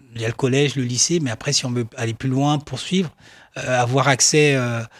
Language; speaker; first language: French; non-native, local second language; Baoulé